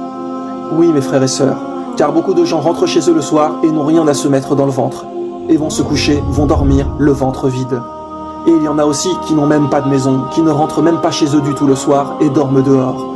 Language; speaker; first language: French; native; French